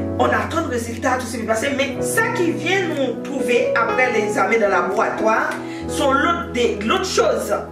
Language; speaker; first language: French; non-native, local second language; Haitian Creole